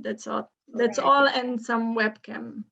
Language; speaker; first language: English; non-native, fluent; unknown